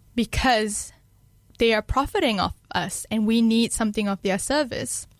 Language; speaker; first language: English; non-native, local second language; Malay